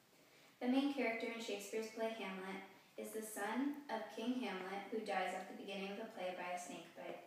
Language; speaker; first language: English; native; English